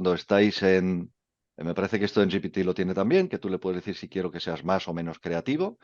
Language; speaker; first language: Spanish; native; Spanish